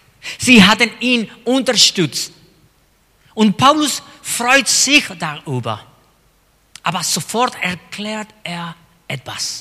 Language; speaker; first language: German; non-native, fluent; Spanish